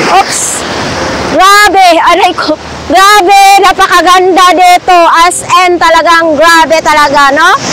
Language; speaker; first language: Filipino; non-native, local second language; Masbatenyo